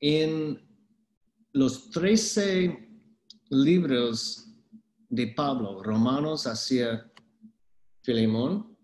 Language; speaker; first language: Spanish; non-native, fluent; English